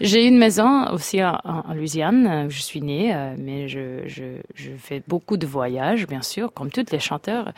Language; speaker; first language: French; non-native, fluent; Spanish